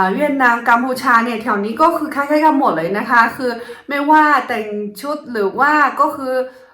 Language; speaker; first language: Thai; non-native, fluent; Chinese